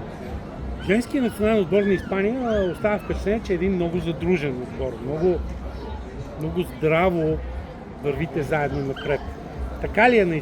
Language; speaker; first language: Bulgarian; native; Bulgarian